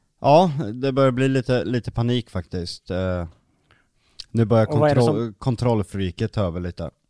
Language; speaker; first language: Swedish; native; Swedish